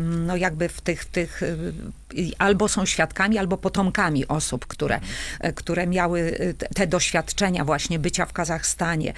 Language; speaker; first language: Polish; native; Polish